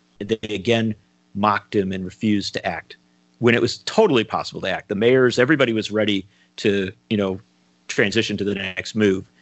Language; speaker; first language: English; native; English